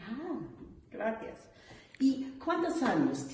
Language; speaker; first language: Spanish; non-native, learner; English